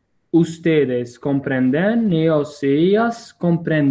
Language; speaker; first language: Spanish; non-native, learner; English